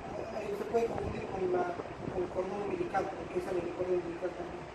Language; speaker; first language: Spanish; native; Spanish